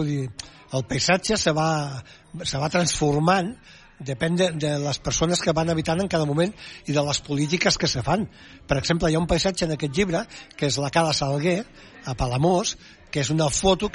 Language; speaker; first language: Catalan; native; Catalan